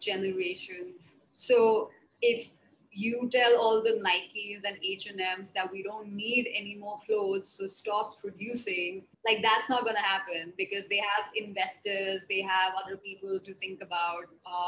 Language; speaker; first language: English; non-native, local second language; Hindi